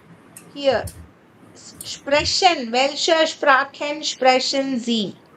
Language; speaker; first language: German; non-native, fluent; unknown